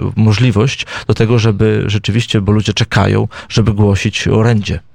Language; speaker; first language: Polish; native; Polish